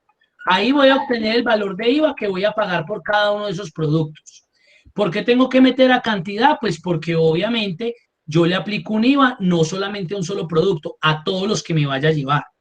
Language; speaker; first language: Spanish; native; Spanish